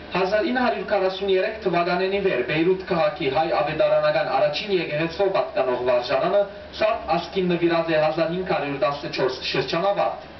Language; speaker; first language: Armenian; early bilingual, heritage; Armenian